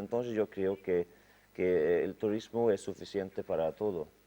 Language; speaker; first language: Spanish; non-native, fluent; Swedish